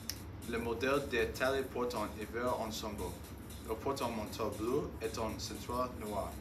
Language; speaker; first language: French; non-native, learner; English